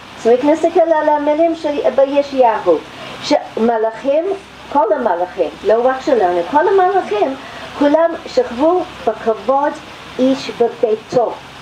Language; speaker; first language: Hebrew; non-native, fluent; English